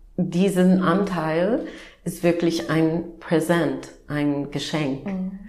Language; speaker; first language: German; non-native, fluent; English